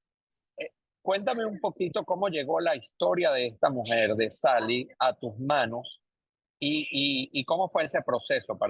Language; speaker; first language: Spanish; native; Spanish